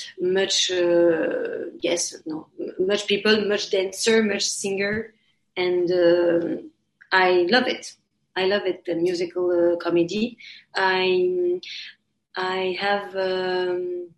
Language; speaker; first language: English; non-native, learner; French